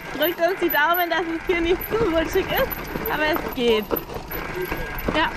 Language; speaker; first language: German; native; German